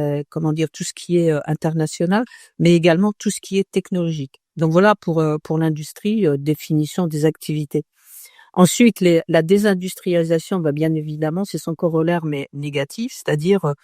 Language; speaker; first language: French; native; French